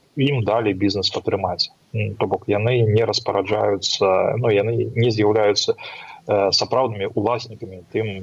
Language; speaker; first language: Belarusian; non-native, local second language; Russian